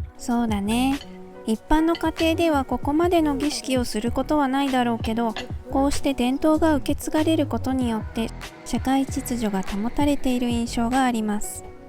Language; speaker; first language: Japanese; native; Japanese